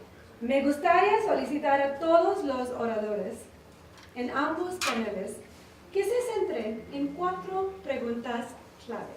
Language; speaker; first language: Spanish; non-native, learner; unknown